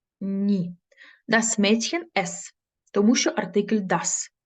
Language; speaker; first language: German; non-native, fluent; Ukrainian